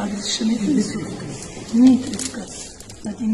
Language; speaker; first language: Russian; non-native, learner; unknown